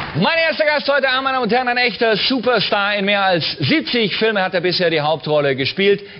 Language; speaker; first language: German; native; German